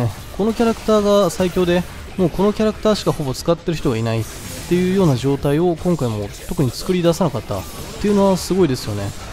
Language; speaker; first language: Japanese; native; Japanese